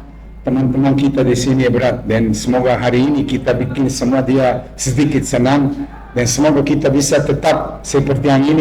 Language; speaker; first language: Indonesian; non-native, fluent; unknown